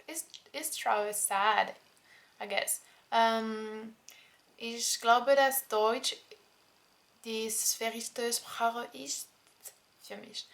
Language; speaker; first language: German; non-native, learner; French